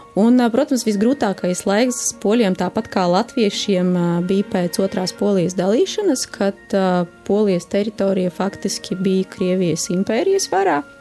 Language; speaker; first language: Latvian; native; Latvian